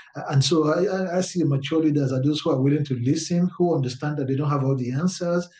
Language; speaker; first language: English; non-native, local second language; Yoruba